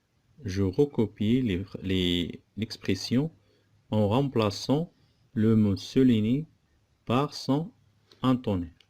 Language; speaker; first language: French; non-native, local second language; Arabic